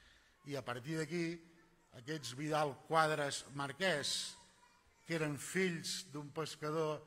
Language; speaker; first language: Catalan; native; Catalan